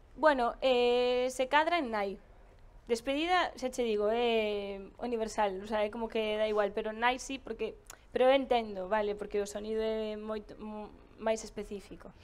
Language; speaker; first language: Galician; native; Galician